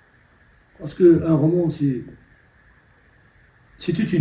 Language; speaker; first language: French; non-native, local second language; Tachelhit